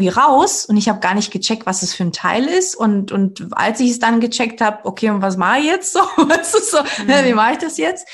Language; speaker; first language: German; early bilingual, other home language; Portuguese